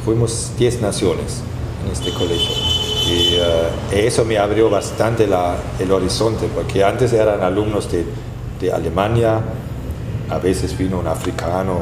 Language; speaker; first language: Spanish; non-native, fluent; German